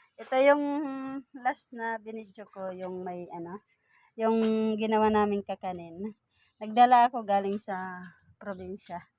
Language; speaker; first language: Filipino; non-native, local second language; Waray